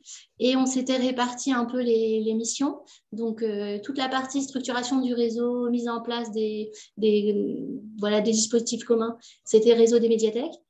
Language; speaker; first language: French; native; French